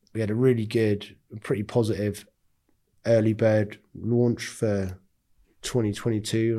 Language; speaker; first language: English; native; English